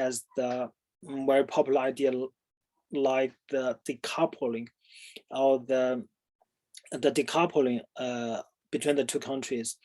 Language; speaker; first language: English; non-native, fluent; Chinese